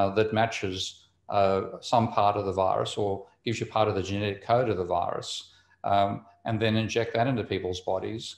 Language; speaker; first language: English; native; English